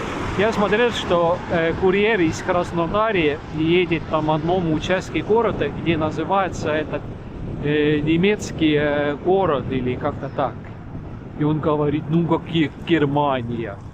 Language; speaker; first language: Russian; non-native, local second language; Estonian